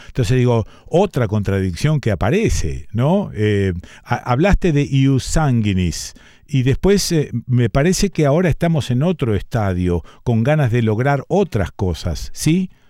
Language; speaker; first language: Spanish; native; Spanish